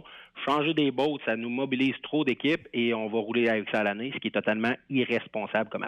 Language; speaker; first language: French; native; French